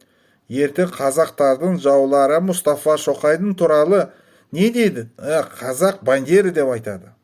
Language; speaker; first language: Kazakh; non-native, local second language; Russian